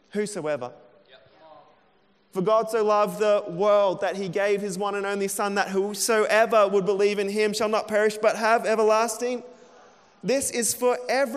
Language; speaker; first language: English; native; English